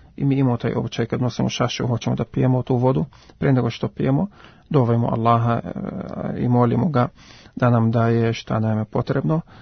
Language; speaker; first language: Serbian; non-native, fluent; Arabic